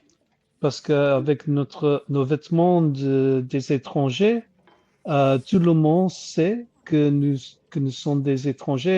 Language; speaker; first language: French; non-native, learner; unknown